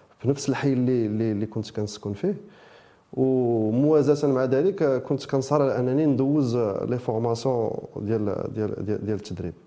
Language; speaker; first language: Arabic; native; Arabic